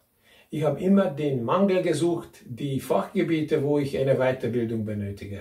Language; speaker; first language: German; non-native, fluent; Hungarian